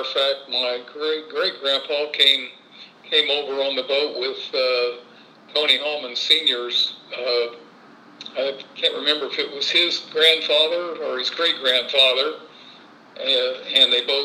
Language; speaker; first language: English; native; English